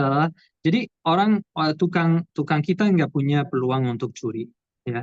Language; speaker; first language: Indonesian; non-native, learner; Portuguese